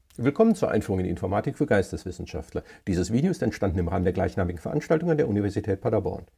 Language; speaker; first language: German; native; German